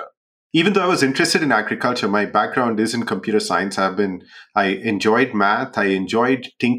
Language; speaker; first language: English; non-native, local second language; Hindi